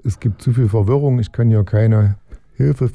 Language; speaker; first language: German; native; German